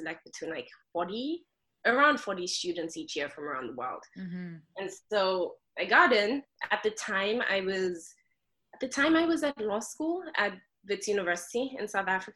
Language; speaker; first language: English; non-native, local second language; Xhosa